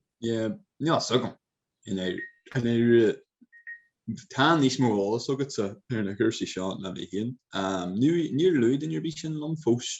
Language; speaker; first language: Irish; non-native, local second language; English